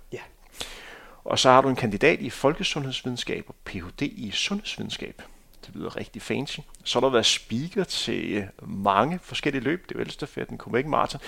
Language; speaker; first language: Danish; native; Danish